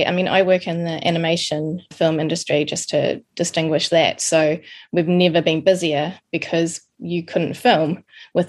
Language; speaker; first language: English; native; English